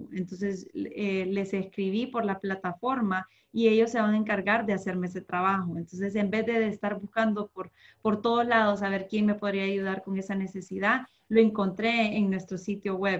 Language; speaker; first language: Spanish; early bilingual, heritage; Spanish